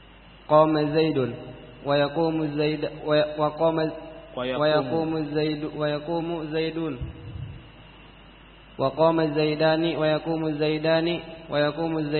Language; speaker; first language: Arabic; non-native, learner; Indonesian